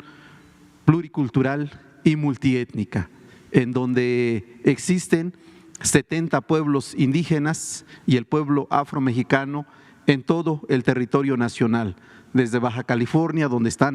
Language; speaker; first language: Spanish; non-native, local second language; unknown